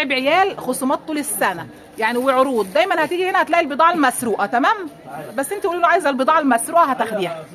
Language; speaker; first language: Arabic; native; Arabic